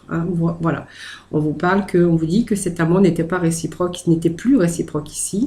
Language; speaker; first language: French; native; French